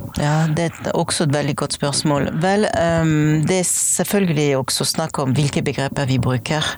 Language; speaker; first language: Norwegian; non-native, fluent; French